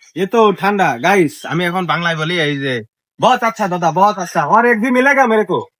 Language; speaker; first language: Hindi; non-native, learner; Bangla